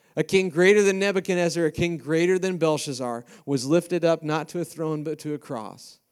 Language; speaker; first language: English; native; English